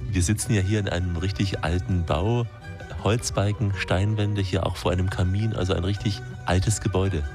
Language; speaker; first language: German; native; German